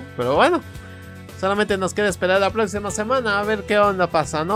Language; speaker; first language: Spanish; native; Spanish